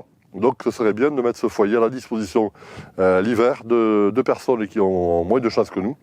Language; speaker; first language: French; native; French